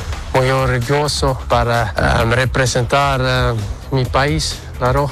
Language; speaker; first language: Spanish; non-native, learner; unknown